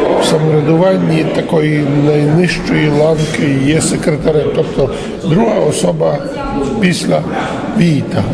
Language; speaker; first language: Ukrainian; early bilingual, heritage; Ukrainian